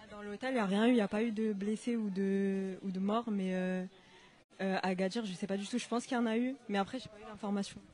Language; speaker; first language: French; native; French